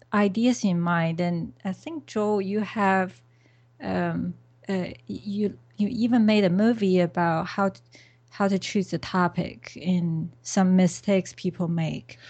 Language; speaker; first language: English; non-native, fluent; Chinese